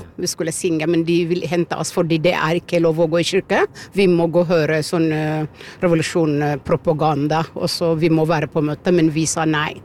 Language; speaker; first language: Norwegian; non-native, learner; Amharic